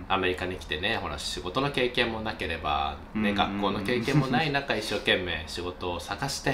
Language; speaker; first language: Japanese; native; Japanese